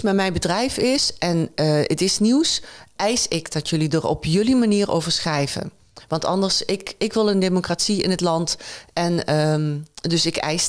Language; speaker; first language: Dutch; native; Dutch